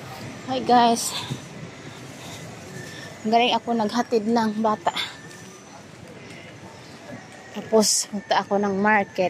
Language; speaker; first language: Filipino; non-native, local second language; Cebuano